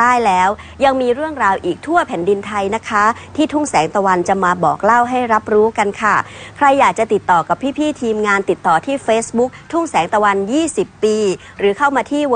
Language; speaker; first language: Thai; native; Thai